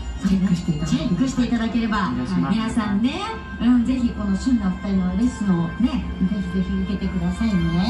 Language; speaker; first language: Japanese; native; Japanese